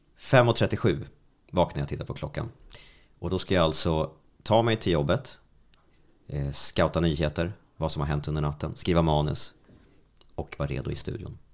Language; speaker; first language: Swedish; native; Swedish